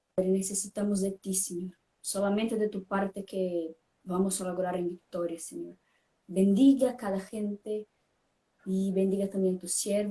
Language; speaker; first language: Spanish; non-native, fluent; Portuguese